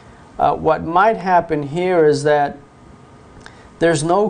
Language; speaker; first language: English; native; English